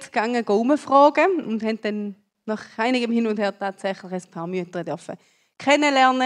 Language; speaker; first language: German; native; German